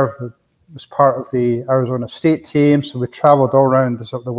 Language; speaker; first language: English; native; English